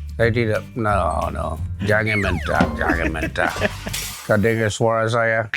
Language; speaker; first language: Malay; non-native, learner; English